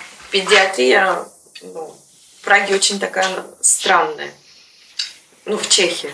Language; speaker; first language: Russian; native; Russian